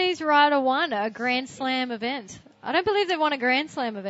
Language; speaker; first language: English; native; English